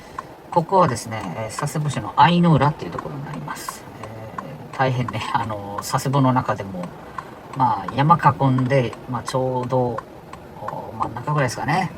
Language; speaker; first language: Japanese; native; Japanese